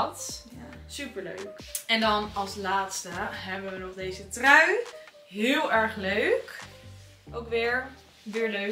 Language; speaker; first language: Dutch; native; Dutch